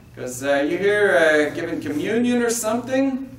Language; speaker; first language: English; native; English